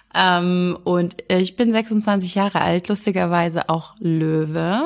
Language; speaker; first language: German; early bilingual, other home language; Arabic